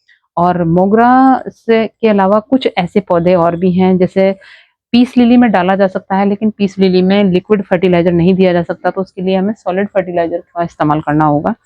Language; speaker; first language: Hindi; native; Hindi